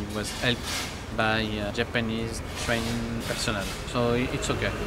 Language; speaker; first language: English; non-native, learner; French